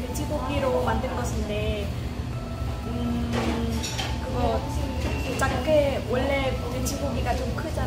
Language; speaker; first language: Korean; non-native, fluent; Vietnamese